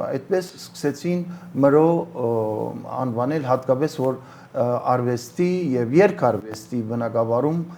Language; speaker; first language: Armenian; early bilingual, heritage; Armenian